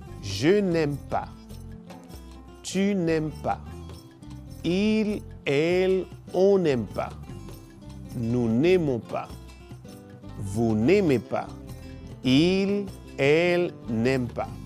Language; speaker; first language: French; non-native, fluent; Spanish